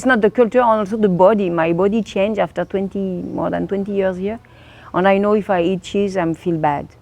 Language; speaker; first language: English; non-native, learner; French